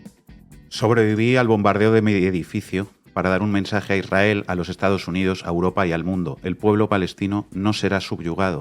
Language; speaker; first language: Spanish; native; Spanish